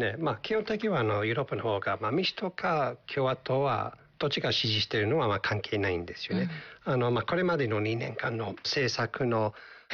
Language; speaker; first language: Japanese; non-native, fluent; English